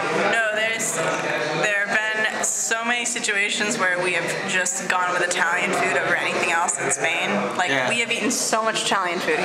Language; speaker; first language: English; native; English